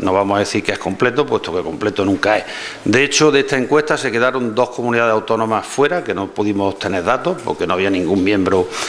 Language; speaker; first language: Spanish; native; Spanish